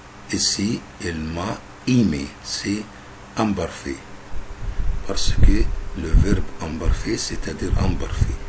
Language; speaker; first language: French; non-native, fluent; Arabic